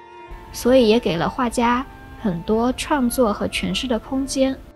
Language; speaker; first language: Chinese; native; Chinese